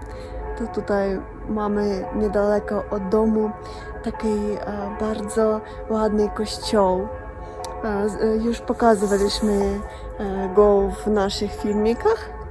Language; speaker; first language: Polish; non-native, learner; Russian